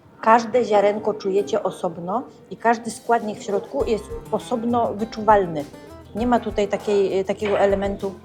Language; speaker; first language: Polish; native; Polish